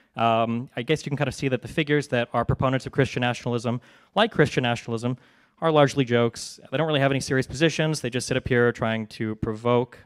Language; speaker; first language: English; native; English